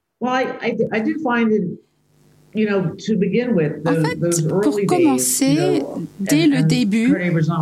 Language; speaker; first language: French; non-native, learner; English